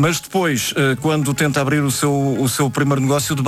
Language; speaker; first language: Portuguese; native; Portuguese